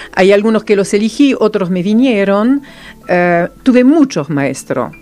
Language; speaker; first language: Spanish; non-native, fluent; Serbian